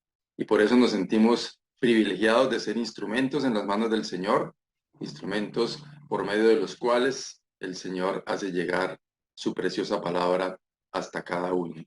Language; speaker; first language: Spanish; native; Spanish